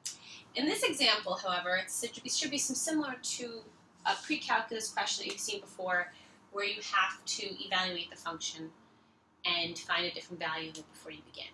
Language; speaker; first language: English; native; English